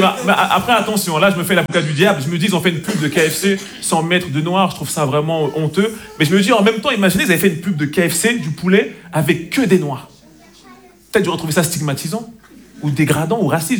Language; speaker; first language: French; native; French